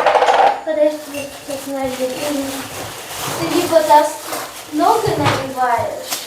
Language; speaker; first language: Russian; non-native, local second language; Armenian